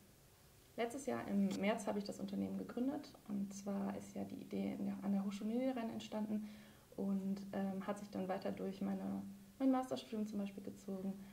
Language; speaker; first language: German; native; German